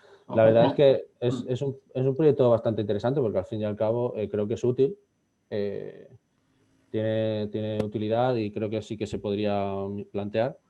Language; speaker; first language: Spanish; native; Spanish